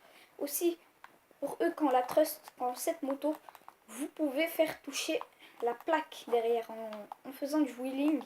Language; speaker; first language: French; native; French